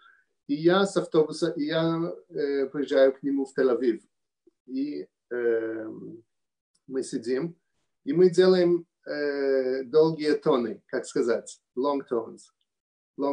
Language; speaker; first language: Russian; early bilingual, heritage; Russian